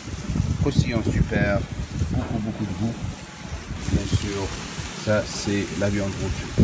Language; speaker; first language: French; non-native, local second language; Arabic